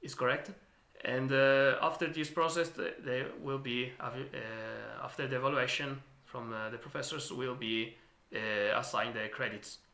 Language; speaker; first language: English; non-native, learner; Italian